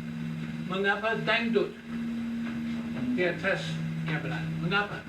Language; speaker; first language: Indonesian; non-native, learner; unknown